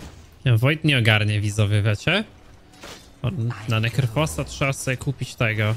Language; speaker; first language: Polish; native; Polish